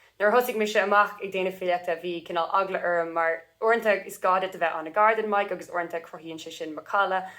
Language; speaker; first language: Irish; non-native, local second language; English